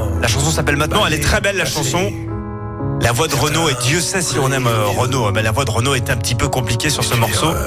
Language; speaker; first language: French; native; French